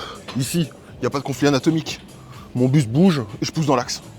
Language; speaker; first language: French; native; French